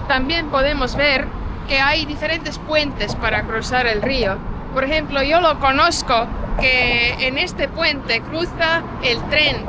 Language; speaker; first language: Spanish; non-native, fluent; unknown